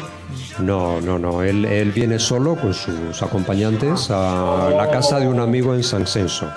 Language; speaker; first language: Spanish; native; Spanish